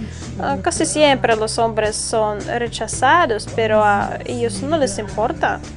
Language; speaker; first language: Spanish; non-native, fluent; Russian